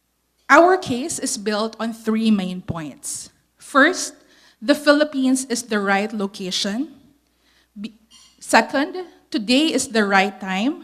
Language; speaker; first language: English; non-native, local second language; Filipino